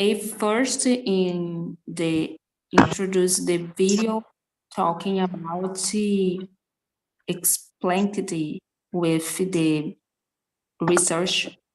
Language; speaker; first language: English; non-native, learner; Portuguese